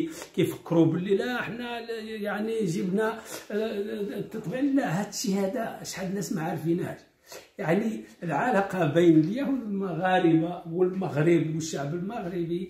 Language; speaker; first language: Arabic; native; Arabic